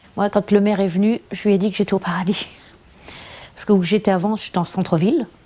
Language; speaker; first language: French; native; French